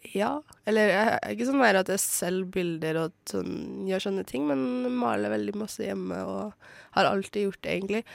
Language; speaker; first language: Norwegian; native; Norwegian